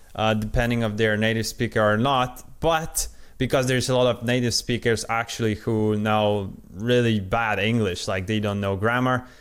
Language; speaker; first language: English; non-native, fluent; Polish